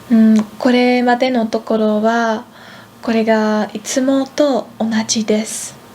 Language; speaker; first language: Japanese; non-native, fluent; Dutch